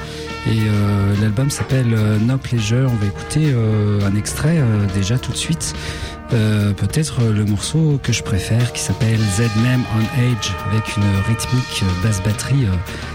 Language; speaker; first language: French; native; French